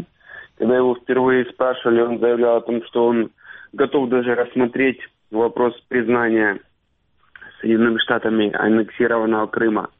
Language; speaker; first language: Russian; native; Russian